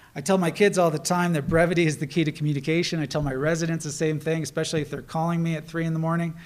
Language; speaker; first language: English; native; English